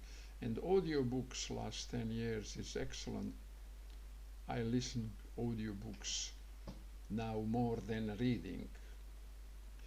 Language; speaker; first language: English; non-native, learner; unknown